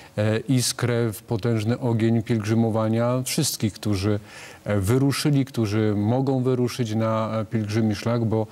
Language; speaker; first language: Polish; native; Polish